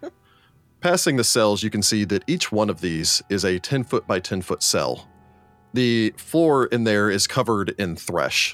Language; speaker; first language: English; native; English